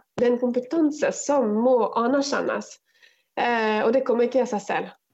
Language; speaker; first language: Norwegian; non-native, fluent; Arabic